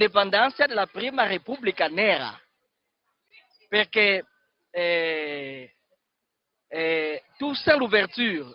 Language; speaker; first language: Italian; non-native, fluent; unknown